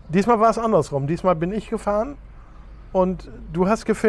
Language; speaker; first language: German; native; German